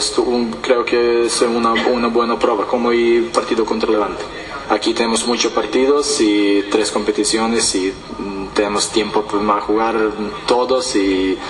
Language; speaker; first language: Spanish; non-native, learner; Serbian